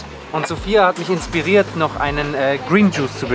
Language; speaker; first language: German; native; German